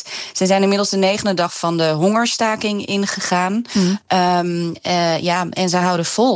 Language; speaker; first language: Dutch; native; Dutch